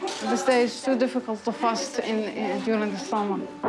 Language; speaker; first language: English; non-native, fluent; Arabic